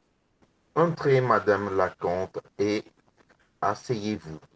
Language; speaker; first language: French; non-native, learner; Portuguese